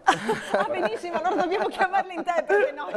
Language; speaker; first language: Italian; native; Italian